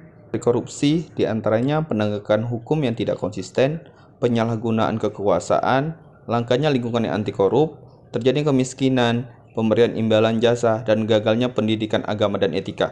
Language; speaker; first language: Indonesian; native; Indonesian